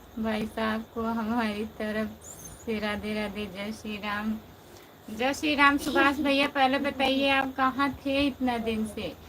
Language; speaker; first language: Hindi; native; Hindi